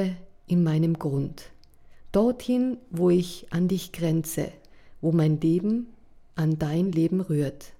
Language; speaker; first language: German; native; German